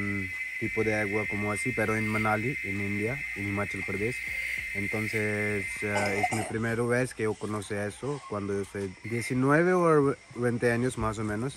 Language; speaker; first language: Spanish; non-native, learner; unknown